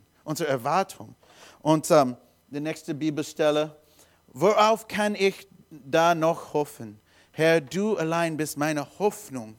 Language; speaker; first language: German; non-native, learner; English